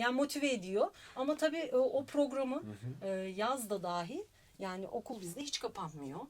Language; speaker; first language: Turkish; native; Turkish